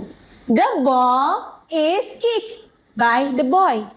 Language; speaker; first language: English; non-native, learner; Indonesian